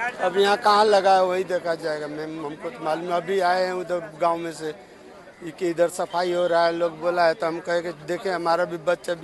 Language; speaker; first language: Hindi; non-native, local second language; Bhojpuri